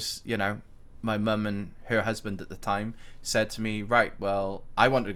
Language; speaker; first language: English; native; English